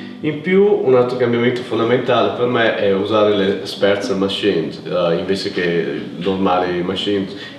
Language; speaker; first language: Italian; native; Italian